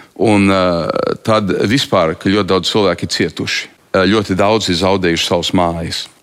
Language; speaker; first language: Latvian; early bilingual, heritage; Latvian